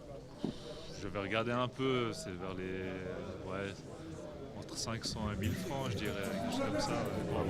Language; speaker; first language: French; native; French